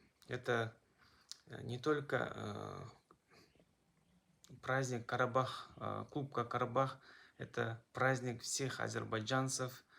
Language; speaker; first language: Russian; non-native, local second language; Kazakh